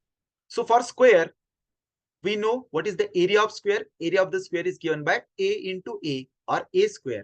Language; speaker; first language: English; non-native, local second language; Hindi